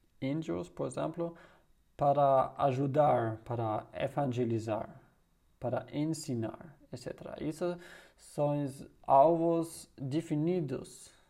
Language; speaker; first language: Portuguese; non-native, learner; German